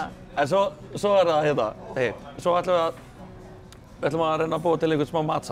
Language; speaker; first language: Icelandic; native; Icelandic